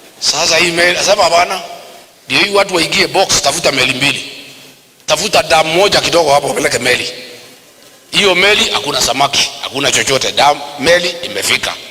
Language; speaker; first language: Swahili; non-native, local second language; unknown